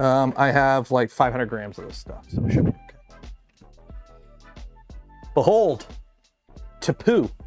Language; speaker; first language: English; native; English